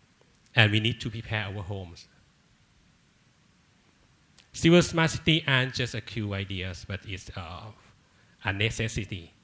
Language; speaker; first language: English; non-native, learner; Thai